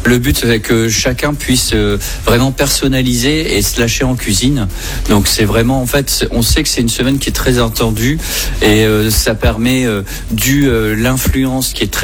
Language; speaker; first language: French; native; French